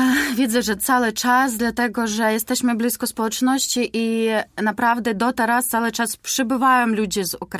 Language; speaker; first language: Polish; non-native, learner; Ukrainian